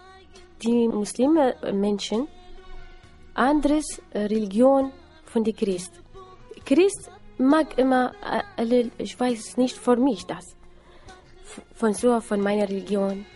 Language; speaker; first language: German; non-native, learner; Assyrian Neo-Aramaic